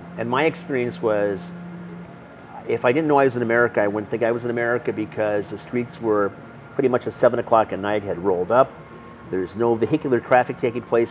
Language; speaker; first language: English; native; English